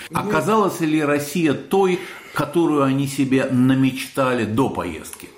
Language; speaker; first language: Russian; native; Russian